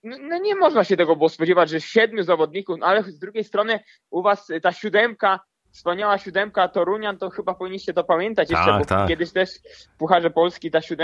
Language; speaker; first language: Polish; native; Polish